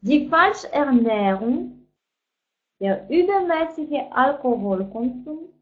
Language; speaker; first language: German; non-native, fluent; Russian